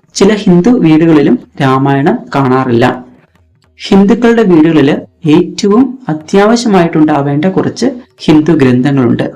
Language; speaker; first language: Malayalam; native; Malayalam